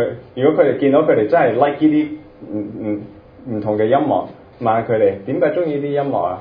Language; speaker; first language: Cantonese; early bilingual, other home language; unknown